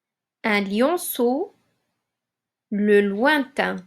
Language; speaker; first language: French; non-native, local second language; Arabic